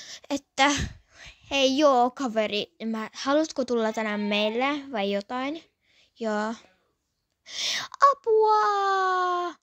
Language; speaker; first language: Finnish; early bilingual, other home language; Polish